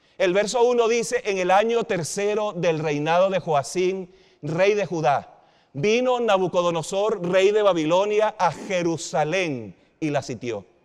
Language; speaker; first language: Spanish; native; Spanish